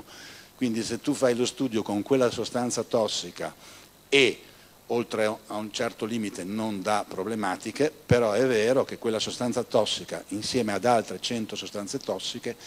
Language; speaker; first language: Italian; native; Italian